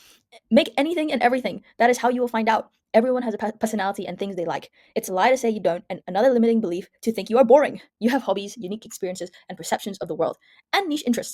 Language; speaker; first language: English; native; English